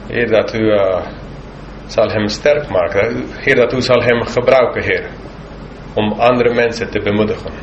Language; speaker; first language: Dutch; non-native, fluent; English